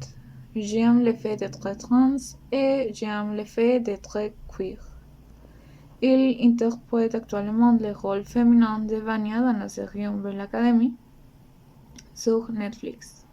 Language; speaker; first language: French; non-native, learner; Spanish